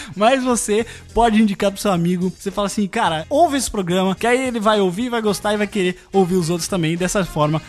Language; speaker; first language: Portuguese; native; Portuguese